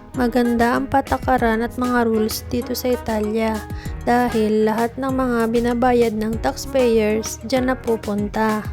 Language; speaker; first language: Filipino; non-native, local second language; Bikol